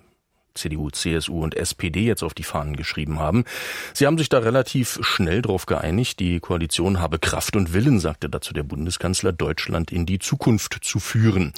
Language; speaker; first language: German; native; German